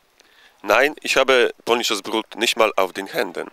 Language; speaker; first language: German; non-native, fluent; Polish